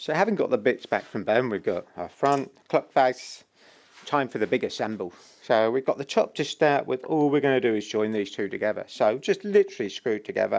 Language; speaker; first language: English; native; English